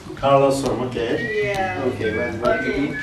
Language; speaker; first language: English; non-native, learner; Thai